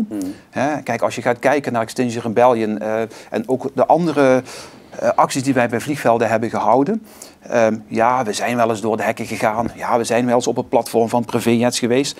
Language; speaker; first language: Dutch; native; Dutch